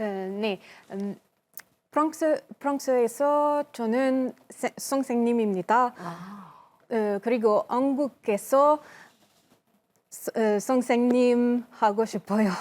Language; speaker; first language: Korean; non-native, learner; French